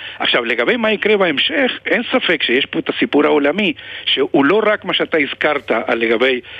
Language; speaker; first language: Hebrew; non-native, fluent; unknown